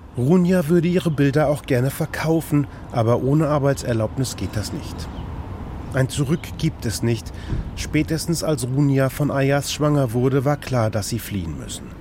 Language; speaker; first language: German; native; German